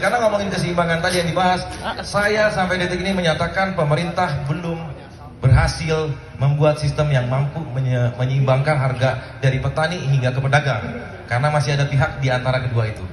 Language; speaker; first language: Indonesian; native; Indonesian